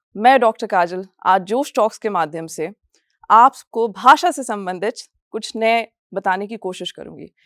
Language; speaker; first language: Hindi; non-native, fluent; English